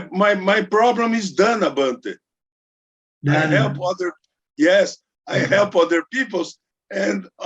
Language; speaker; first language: English; non-native, learner; Portuguese